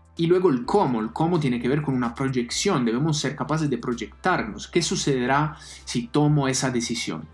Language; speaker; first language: Spanish; non-native, fluent; Italian